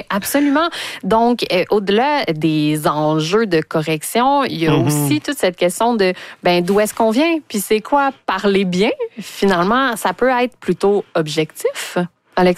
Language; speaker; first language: French; native; French